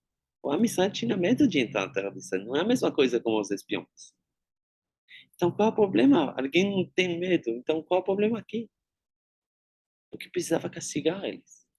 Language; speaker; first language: Portuguese; non-native, fluent; Hebrew